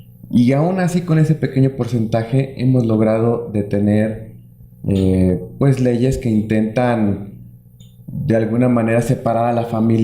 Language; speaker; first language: Spanish; native; Spanish